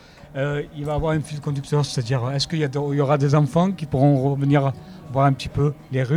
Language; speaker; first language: French; native; French